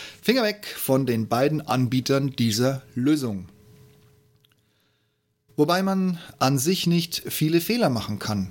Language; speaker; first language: German; native; German